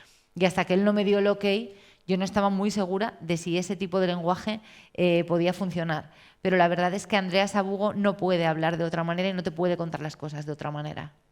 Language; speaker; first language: Spanish; native; Spanish